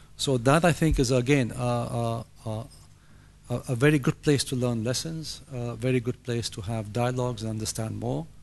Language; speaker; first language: English; non-native, fluent; Arabic